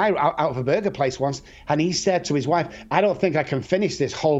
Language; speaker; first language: English; native; English